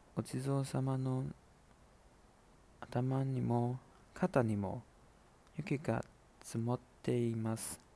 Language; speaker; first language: Japanese; non-native, learner; Chinese